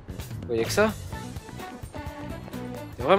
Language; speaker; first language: French; native; French